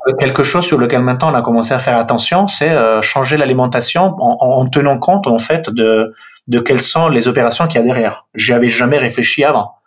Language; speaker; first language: French; non-native, fluent; Italian